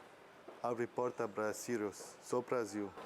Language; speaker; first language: Portuguese; non-native, learner; Arabic